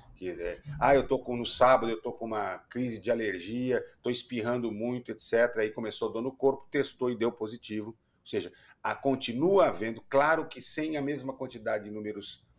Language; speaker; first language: Portuguese; native; Portuguese